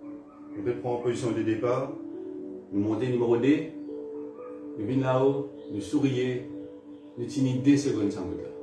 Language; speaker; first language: French; non-native, local second language; Morisyen